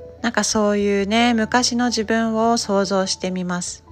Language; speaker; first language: Japanese; native; Japanese